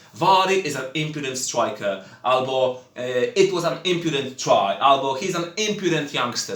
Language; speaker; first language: English; non-native, fluent; Polish